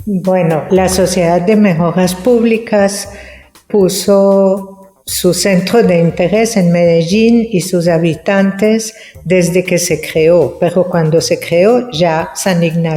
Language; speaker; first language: Spanish; non-native, fluent; French